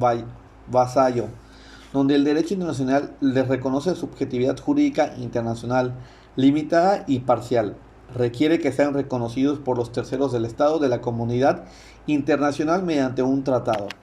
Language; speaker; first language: Spanish; native; Spanish